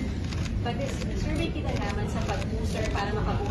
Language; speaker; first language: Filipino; native; Filipino